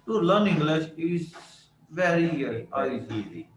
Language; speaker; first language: English; non-native, learner; Urdu